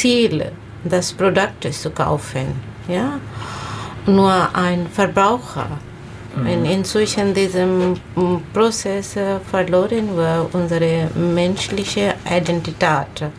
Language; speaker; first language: German; non-native, learner; Bangla